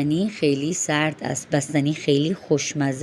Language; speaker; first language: Persian; non-native, fluent; Urdu